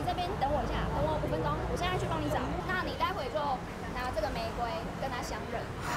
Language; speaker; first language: Chinese; native; Chinese